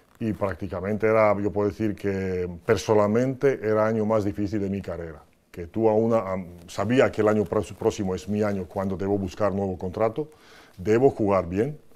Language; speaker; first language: Spanish; non-native, fluent; Croatian